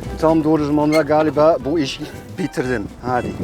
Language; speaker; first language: Turkish; non-native, fluent; Dutch